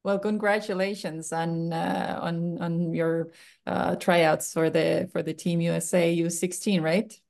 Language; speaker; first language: English; non-native, fluent; Estonian